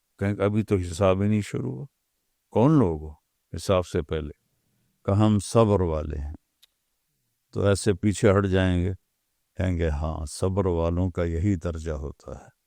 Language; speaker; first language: Urdu; non-native, local second language; Punjabi